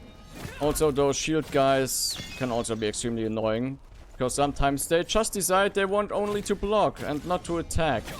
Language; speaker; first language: English; non-native, fluent; German